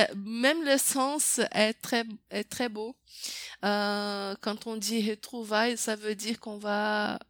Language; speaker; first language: French; non-native, fluent; Portuguese